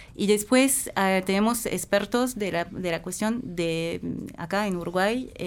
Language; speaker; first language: Spanish; non-native, fluent; French